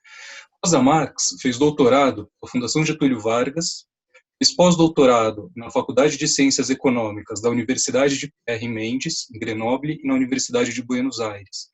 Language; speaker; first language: Portuguese; native; Portuguese